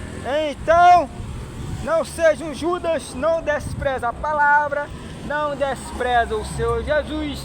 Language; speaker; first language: Portuguese; native; Portuguese